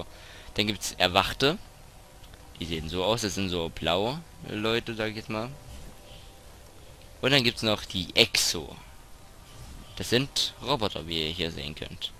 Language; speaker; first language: German; native; German